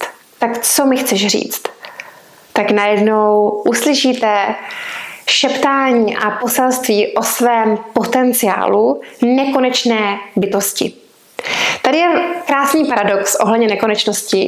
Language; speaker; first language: Czech; native; Czech